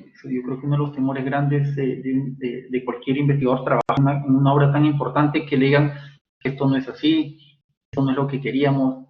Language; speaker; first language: Spanish; native; Spanish